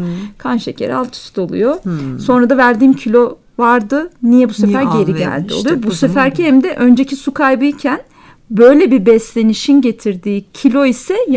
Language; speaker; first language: Turkish; native; Turkish